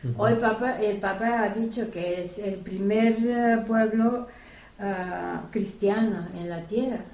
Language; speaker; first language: Spanish; non-native, fluent; Armenian